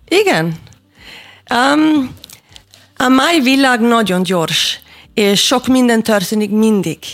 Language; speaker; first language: Hungarian; non-native, learner; German